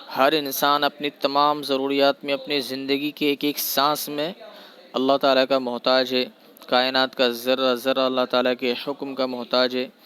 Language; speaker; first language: Urdu; native; Urdu